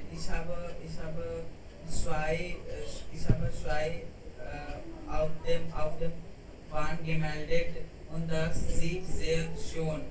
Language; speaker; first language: German; non-native, learner; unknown